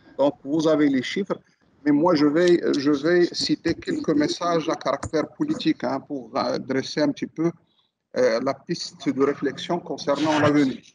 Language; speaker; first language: French; non-native, local second language; Arabic